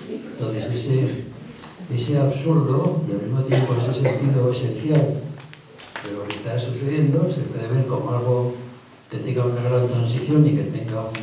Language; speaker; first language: Spanish; native; Spanish